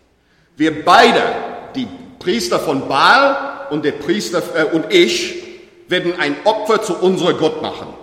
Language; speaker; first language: German; non-native, learner; English